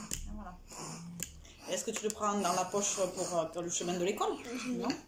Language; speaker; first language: French; native; French